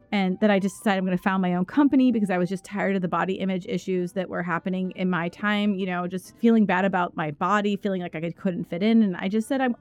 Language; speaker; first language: English; native; English